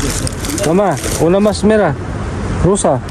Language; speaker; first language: Spanish; non-native, learner; Filipino